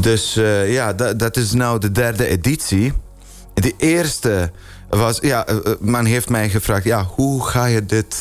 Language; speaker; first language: Dutch; non-native, fluent; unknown